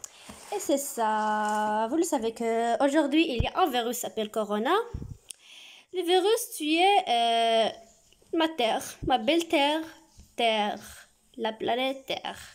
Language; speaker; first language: French; non-native, learner; Arabic